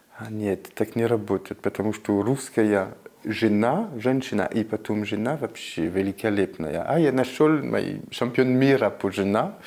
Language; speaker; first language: Russian; non-native, learner; French